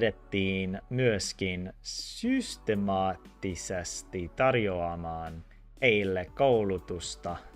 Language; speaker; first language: Finnish; non-native, learner; English